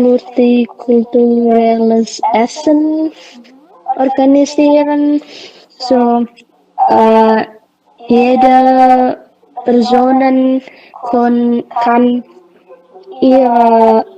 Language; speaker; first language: German; non-native, learner; Indonesian